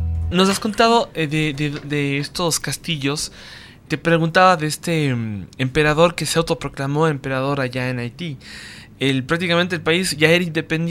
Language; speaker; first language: Spanish; native; Spanish